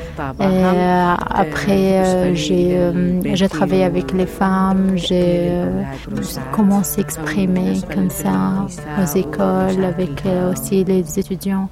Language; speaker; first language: French; non-native, learner; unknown